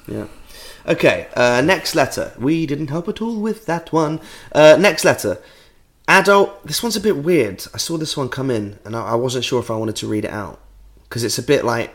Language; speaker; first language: English; native; English